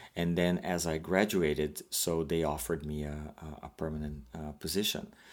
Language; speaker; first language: English; non-native, fluent; Portuguese